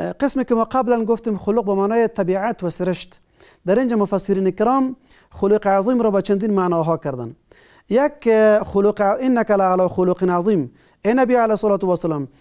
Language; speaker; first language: Persian; native; Persian